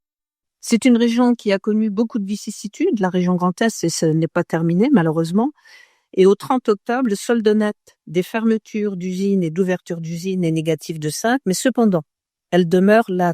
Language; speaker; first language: French; native; French